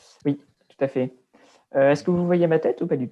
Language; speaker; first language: French; native; French